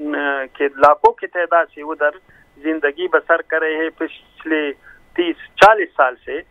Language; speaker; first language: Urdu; non-native, fluent; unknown